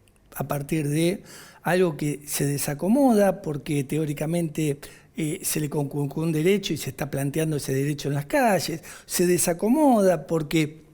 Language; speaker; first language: Spanish; native; Spanish